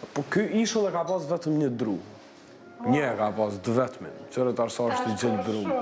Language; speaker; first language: Albanian; native; Albanian